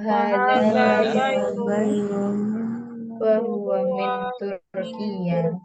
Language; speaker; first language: Arabic; non-native, learner; Indonesian